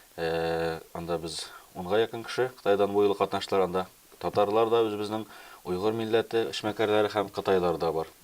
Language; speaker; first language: Tatar; early bilingual, heritage; Tatar